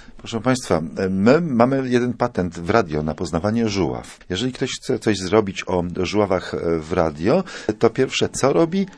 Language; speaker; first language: Polish; native; Polish